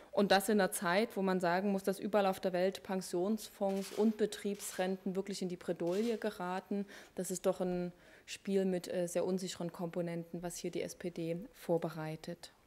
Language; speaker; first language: German; native; German